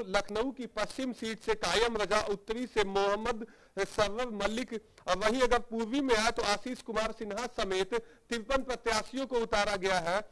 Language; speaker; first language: Hindi; native; Hindi